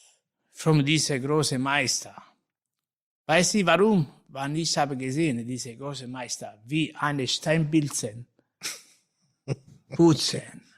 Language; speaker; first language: German; non-native, learner; Italian